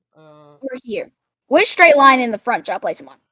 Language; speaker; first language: English; native; English